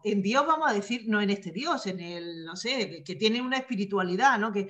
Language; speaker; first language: Spanish; native; Spanish